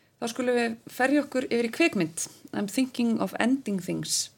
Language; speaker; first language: Icelandic; native; Icelandic